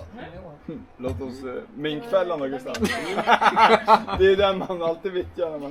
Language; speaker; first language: Swedish; native; Swedish